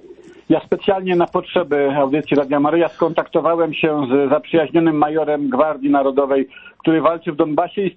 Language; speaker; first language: Polish; native; Polish